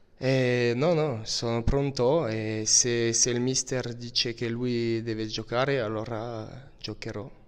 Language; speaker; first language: Italian; non-native, learner; French